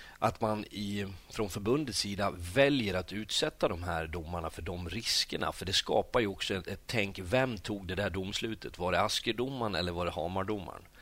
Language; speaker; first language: Swedish; native; Swedish